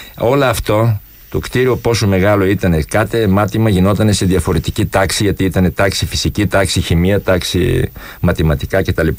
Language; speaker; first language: Greek; non-native, fluent; Polish